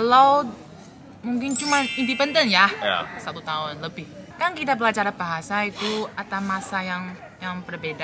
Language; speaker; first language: Indonesian; non-native, fluent; Chinese